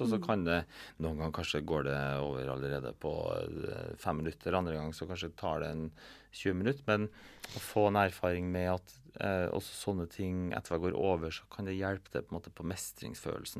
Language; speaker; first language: Norwegian; native; Norwegian